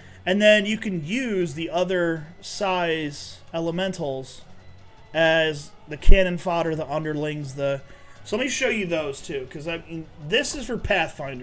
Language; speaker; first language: English; native; English